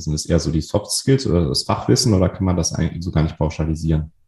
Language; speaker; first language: German; native; German